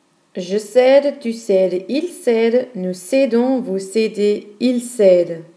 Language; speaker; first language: French; non-native, fluent; Dutch